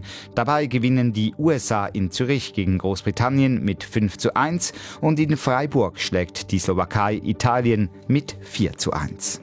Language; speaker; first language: German; native; German